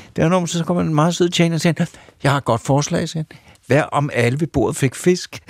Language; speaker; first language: Danish; native; Danish